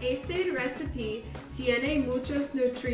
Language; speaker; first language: Spanish; non-native, learner; English